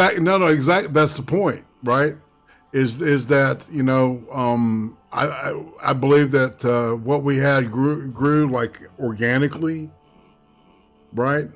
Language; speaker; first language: English; native; English